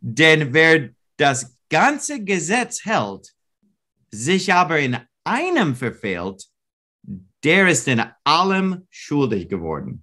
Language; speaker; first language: German; non-native, fluent; English